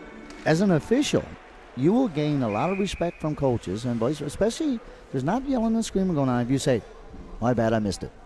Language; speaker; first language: English; native; English